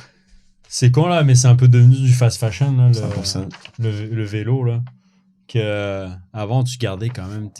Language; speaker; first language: French; native; French